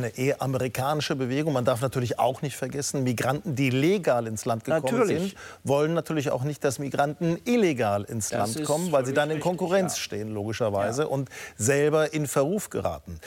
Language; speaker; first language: German; native; German